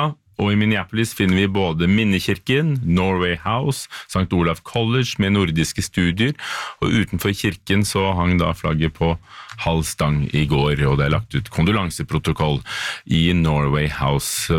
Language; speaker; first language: Norwegian; native; Norwegian